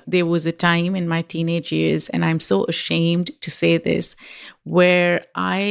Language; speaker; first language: English; non-native, local second language; Urdu